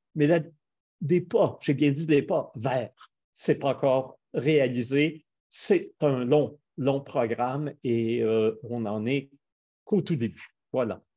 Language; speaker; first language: French; native; French